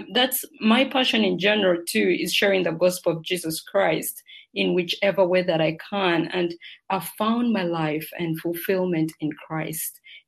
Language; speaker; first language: English; non-native, local second language; Ganda